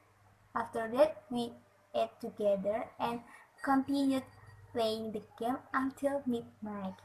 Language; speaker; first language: English; non-native, learner; Indonesian